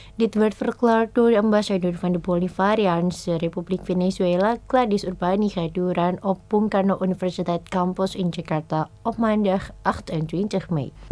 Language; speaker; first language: Dutch; non-native, fluent; Indonesian